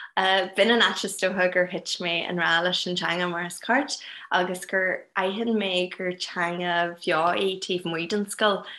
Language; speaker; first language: Irish; non-native, local second language; English